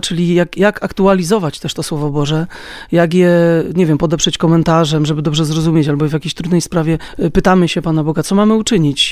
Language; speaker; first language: Polish; native; Polish